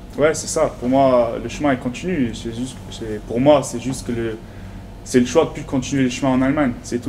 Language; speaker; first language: French; non-native, local second language; Luxembourgish